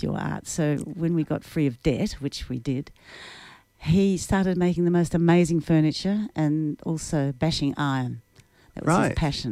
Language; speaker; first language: English; native; English